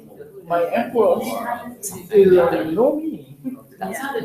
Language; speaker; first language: English; non-native, learner; Japanese